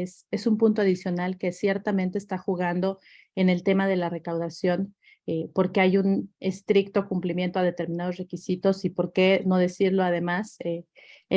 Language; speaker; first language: Spanish; native; Spanish